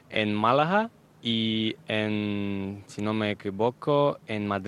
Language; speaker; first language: Spanish; non-native, fluent; Ukrainian